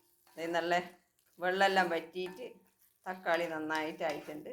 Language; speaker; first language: Malayalam; native; Malayalam